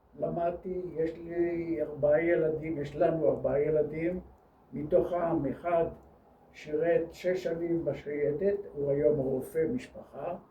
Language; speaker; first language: Hebrew; early bilingual, other home language; French